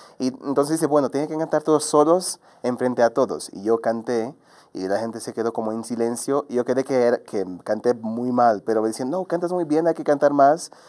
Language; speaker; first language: Spanish; non-native, fluent; Portuguese